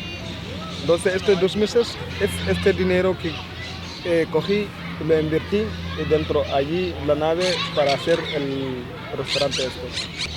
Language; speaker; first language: Spanish; non-native, fluent; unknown